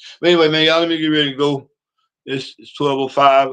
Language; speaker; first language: English; native; English